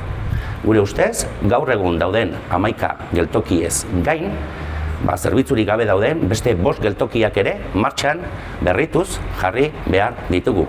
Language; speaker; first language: Basque; native; Basque